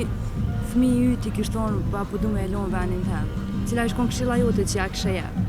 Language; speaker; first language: Albanian; native; Albanian